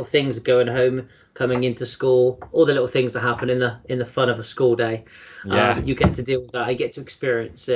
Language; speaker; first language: English; native; English